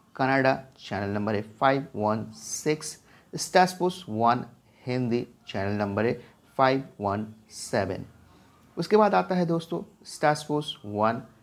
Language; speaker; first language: Hindi; non-native, local second language; Bangla